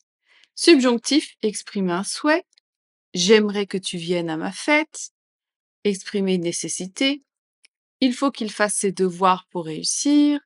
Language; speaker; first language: French; native; French